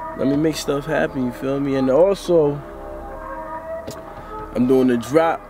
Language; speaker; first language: English; native; English